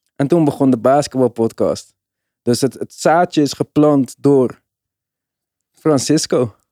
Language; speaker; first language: Dutch; native; Dutch